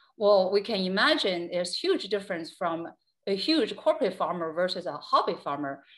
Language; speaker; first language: English; non-native, fluent; Chinese